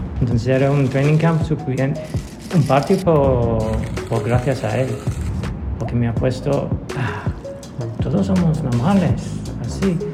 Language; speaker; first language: Spanish; non-native, learner; English